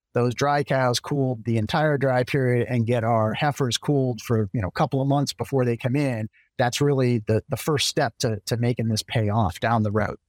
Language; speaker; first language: English; native; English